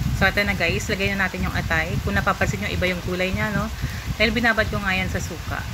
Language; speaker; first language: Filipino; non-native, local second language; Bikol